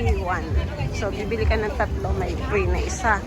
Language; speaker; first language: Filipino; native; Filipino